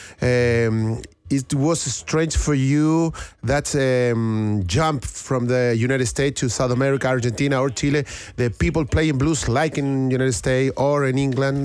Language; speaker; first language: English; non-native, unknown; Spanish